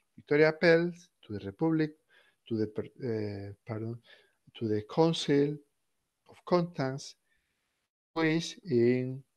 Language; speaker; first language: English; non-native, fluent; Spanish